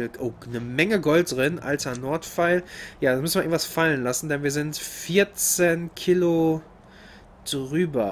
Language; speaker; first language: German; native; German